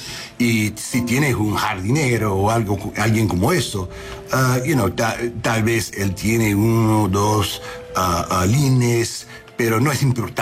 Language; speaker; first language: Spanish; non-native, learner; English